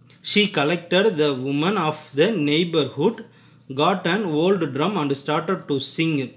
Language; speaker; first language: English; non-native, local second language; Tamil